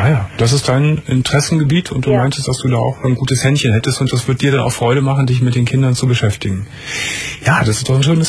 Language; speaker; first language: German; native; German